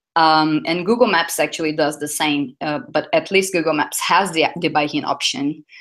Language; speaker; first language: English; non-native, fluent; Portuguese